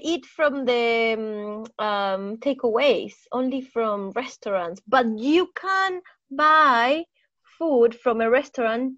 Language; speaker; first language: English; non-native, fluent; Spanish